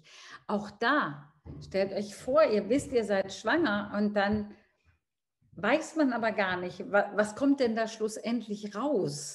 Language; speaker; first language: German; native; German